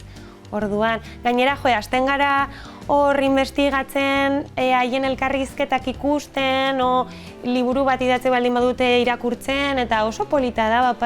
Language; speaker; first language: Basque; non-native, local second language; Spanish